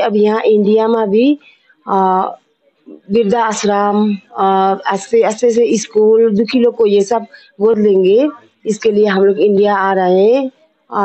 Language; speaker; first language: Hindi; non-native, fluent; Burmese